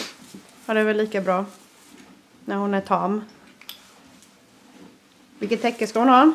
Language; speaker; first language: Swedish; native; Swedish